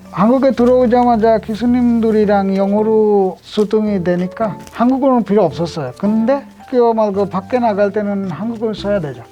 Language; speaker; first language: Korean; non-native, fluent; Bangla